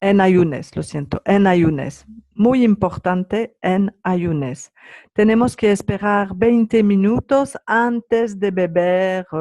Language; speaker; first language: Spanish; non-native, learner; French